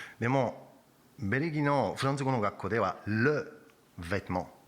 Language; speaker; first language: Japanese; non-native, learner; French